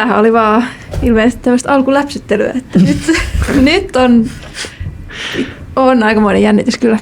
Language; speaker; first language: Finnish; native; Finnish